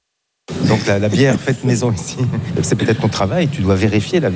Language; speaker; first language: French; native; French